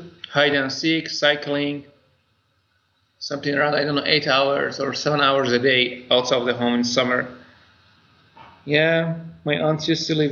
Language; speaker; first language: English; non-native, fluent; Persian